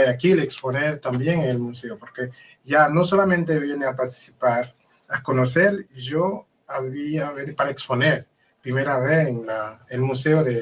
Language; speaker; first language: Spanish; non-native, fluent; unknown